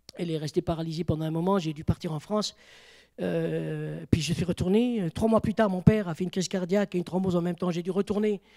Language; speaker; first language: French; native; French